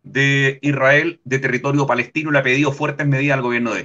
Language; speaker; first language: Spanish; native; Spanish